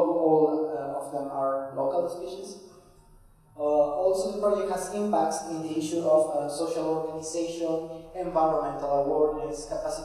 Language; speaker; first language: English; non-native, fluent; Spanish